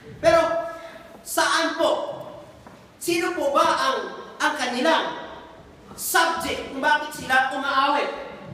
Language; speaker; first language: Filipino; non-native, local second language; Cebuano